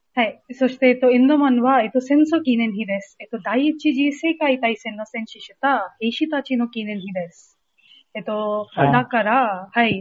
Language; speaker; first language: Japanese; non-native, learner; Hindi